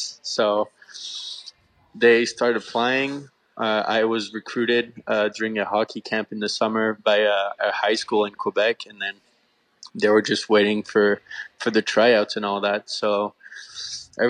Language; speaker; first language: English; non-native, fluent; French